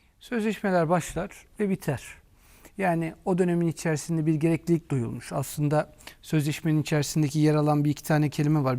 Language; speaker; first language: Turkish; native; Turkish